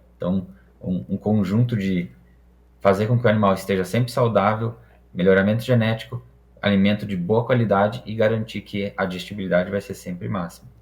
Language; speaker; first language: Portuguese; non-native, fluent; Hebrew